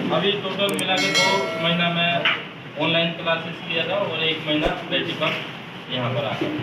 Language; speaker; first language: Hindi; native; Hindi